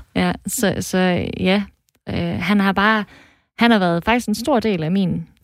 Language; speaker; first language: Danish; native; Danish